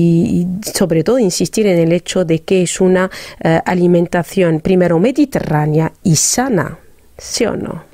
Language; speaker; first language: Spanish; non-native, fluent; Arabic